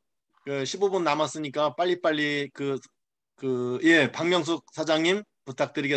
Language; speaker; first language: Korean; native; Korean